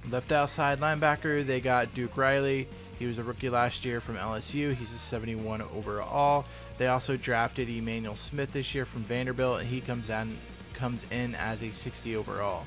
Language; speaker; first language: English; native; English